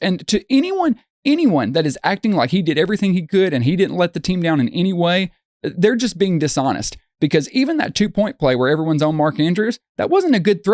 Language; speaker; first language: English; native; English